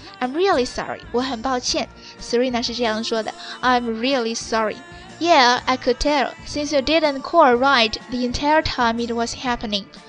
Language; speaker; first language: English; non-native, fluent; Chinese